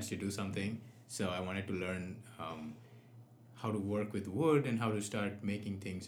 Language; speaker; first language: English; non-native, local second language; Nepali